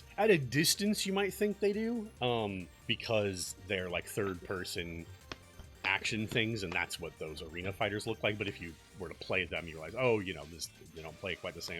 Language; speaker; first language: English; native; English